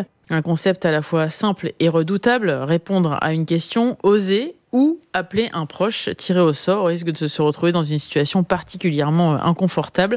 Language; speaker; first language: French; native; French